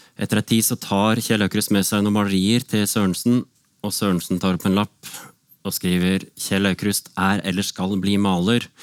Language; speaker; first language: Norwegian; native; Norwegian